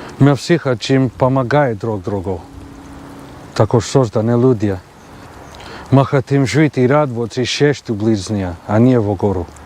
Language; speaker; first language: Russian; non-native, learner; English